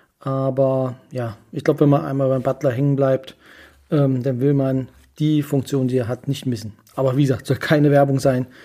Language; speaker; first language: German; native; German